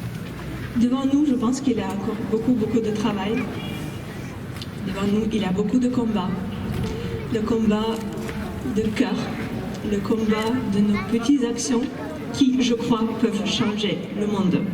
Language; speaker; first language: French; non-native, fluent; Ukrainian